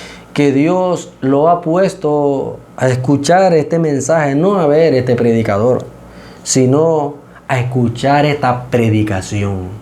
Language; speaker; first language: Spanish; native; Spanish